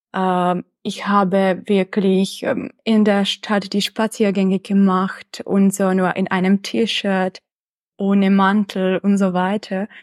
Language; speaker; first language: German; non-native, fluent; Czech